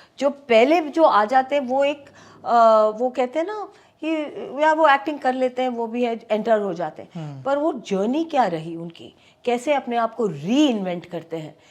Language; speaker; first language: Hindi; non-native, local second language; Tamil